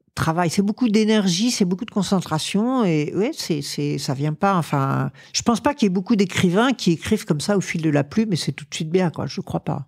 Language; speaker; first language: French; native; French